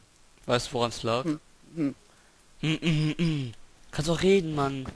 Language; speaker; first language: German; native; German